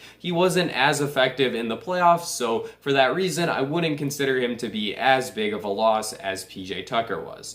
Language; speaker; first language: English; native; English